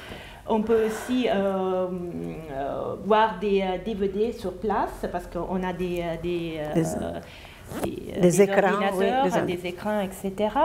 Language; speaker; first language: French; non-native, fluent; Italian